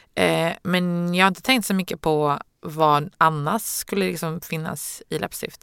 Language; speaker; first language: Swedish; native; Swedish